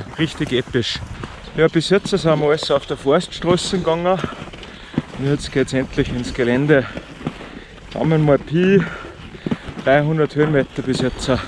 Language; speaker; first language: German; native; German